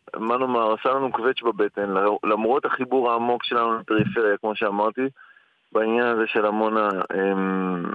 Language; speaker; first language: Hebrew; native; Hebrew